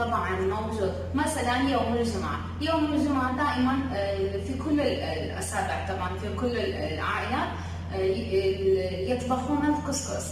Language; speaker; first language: Arabic; non-native, learner; Turkish